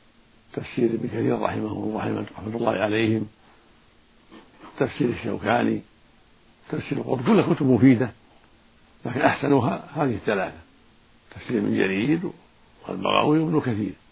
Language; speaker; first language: Arabic; native; Arabic